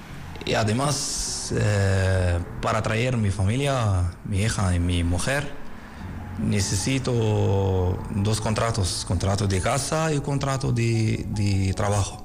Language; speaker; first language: Spanish; non-native, learner; Arabic